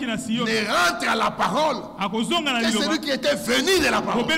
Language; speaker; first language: French; non-native, local second language; Lingala